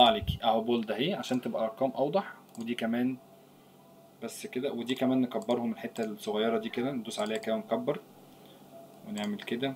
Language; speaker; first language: Arabic; native; Arabic